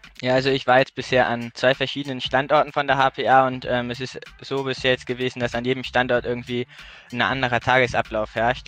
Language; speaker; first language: German; native; German